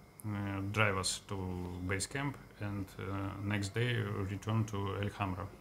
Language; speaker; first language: English; non-native, learner; Russian